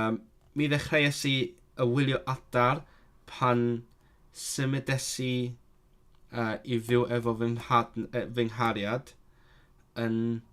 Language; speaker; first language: Welsh; non-native, learner; Cantonese